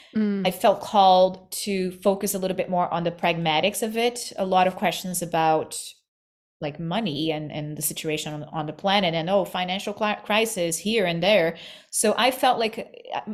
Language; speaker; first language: English; non-native, fluent; Portuguese